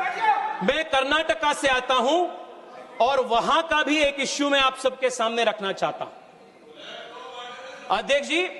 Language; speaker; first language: Hindi; non-native, local second language; Kannada